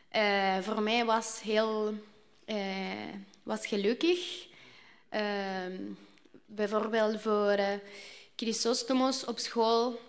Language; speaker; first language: Dutch; non-native, learner; Spanish